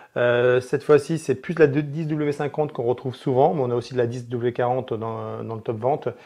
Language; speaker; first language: French; native; French